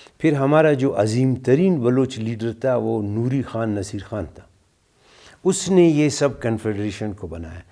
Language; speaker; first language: Urdu; non-native, local second language; Brahui